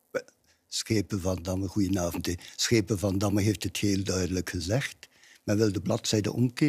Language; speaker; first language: Dutch; native; Dutch